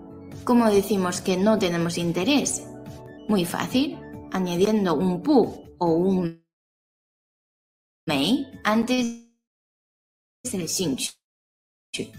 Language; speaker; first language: Spanish; non-native, fluent; Chinese